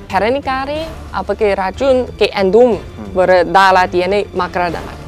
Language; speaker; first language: Sinhala; non-native, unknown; Chinese